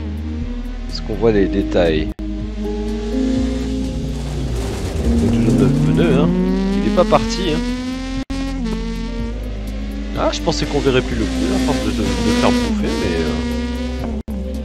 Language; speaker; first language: French; native; French